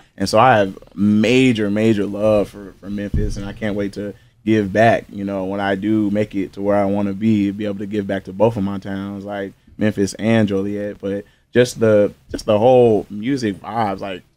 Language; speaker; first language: English; native; English